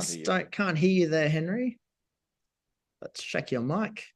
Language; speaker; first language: English; native; English